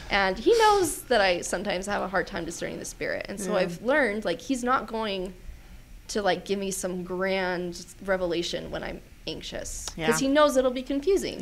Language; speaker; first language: English; native; English